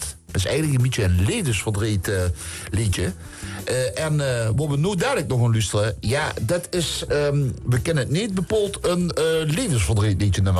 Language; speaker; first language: Dutch; native; Dutch